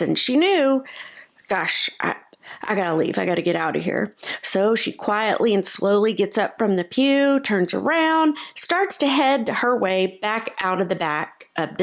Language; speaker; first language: English; native; English